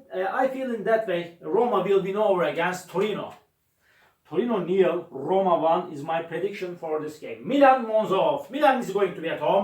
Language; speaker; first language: English; non-native, learner; Turkish